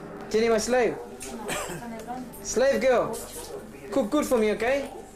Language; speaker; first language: English; early bilingual, other home language; Spanish